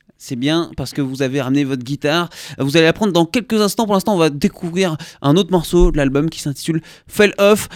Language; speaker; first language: French; native; French